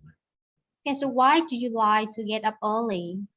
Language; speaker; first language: English; non-native, learner; Vietnamese